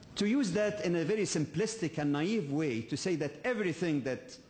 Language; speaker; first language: English; non-native, fluent; Arabic